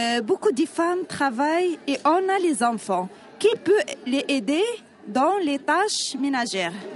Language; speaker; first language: French; non-native, learner; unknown